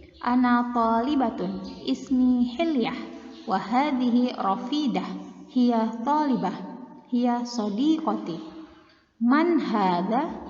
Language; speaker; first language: Arabic; non-native, fluent; Indonesian